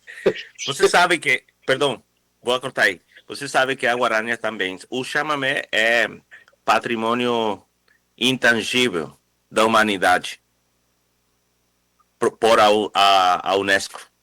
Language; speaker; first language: Portuguese; non-native, fluent; Spanish